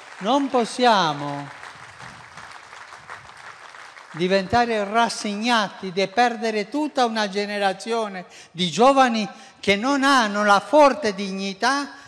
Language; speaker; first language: Italian; non-native, fluent; Spanish